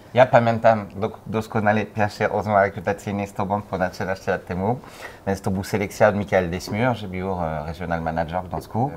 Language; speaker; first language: Polish; non-native, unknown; French